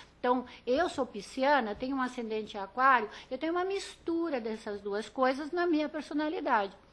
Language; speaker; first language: Portuguese; early bilingual, other home language; Italian